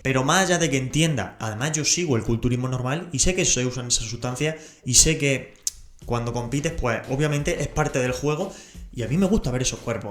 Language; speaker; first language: Spanish; native; Spanish